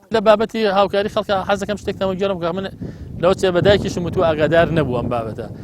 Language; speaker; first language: Central Kurdish; native; Central Kurdish